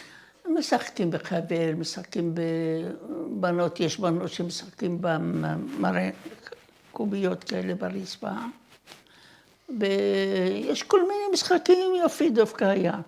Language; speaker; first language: Hebrew; non-native, fluent; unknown